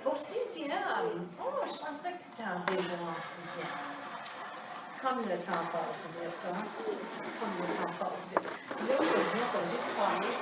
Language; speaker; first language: French; native; French